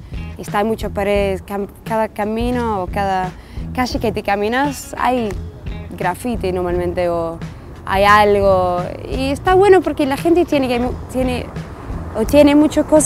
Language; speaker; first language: Spanish; non-native, fluent; English